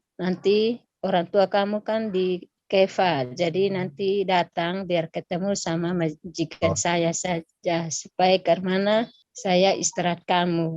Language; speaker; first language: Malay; non-native, local second language; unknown